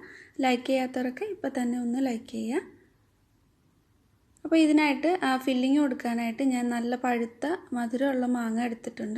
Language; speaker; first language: Malayalam; native; Malayalam